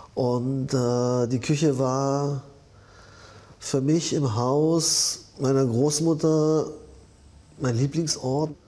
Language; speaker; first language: German; early bilingual, other home language; Japanese